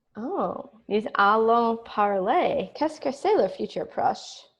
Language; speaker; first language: French; non-native, fluent; English